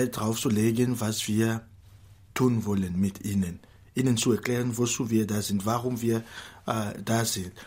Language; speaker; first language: German; non-native, fluent; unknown